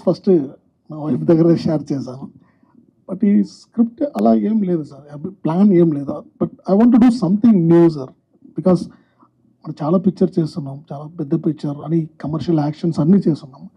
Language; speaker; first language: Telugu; non-native, local second language; Tamil